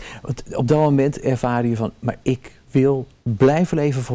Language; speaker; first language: Dutch; native; Dutch